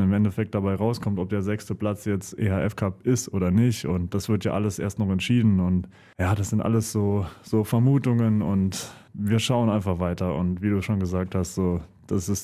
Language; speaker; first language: German; native; German